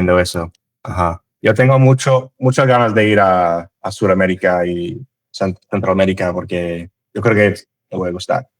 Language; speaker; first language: Spanish; non-native, fluent; English